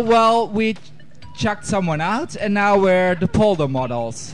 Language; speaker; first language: English; non-native, fluent; Dutch